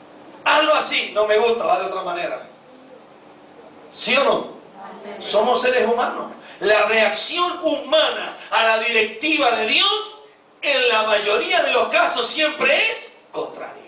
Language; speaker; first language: Spanish; native; Spanish